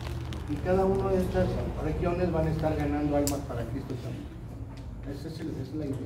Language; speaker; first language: Spanish; native; Spanish